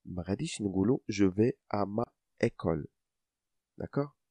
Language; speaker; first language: French; non-native, local second language; Arabic